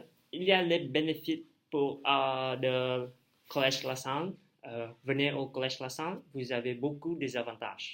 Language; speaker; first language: French; non-native, learner; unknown